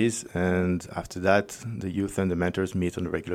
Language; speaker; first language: English; non-native, fluent; French